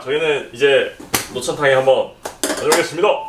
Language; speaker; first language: Korean; native; Korean